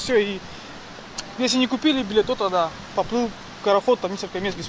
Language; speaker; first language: Russian; native; Russian